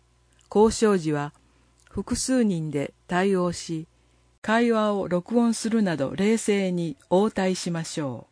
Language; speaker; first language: Japanese; native; Japanese